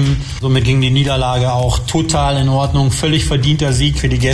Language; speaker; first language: German; native; German